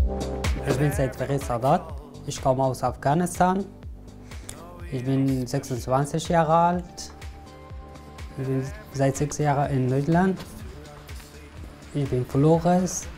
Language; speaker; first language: German; non-native, learner; Persian